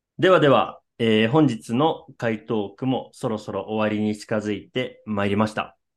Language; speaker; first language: Japanese; native; Japanese